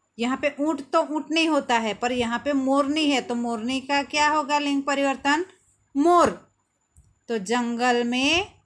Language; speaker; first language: Hindi; non-native, local second language; Gujarati